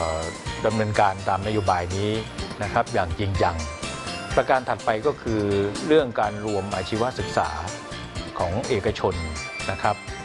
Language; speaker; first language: Thai; native; Thai